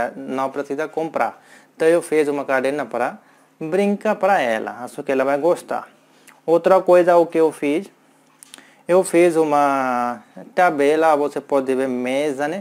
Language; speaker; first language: Portuguese; non-native, learner; Hindi